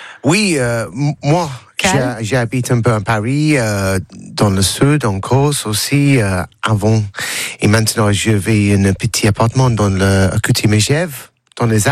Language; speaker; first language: French; non-native, learner; English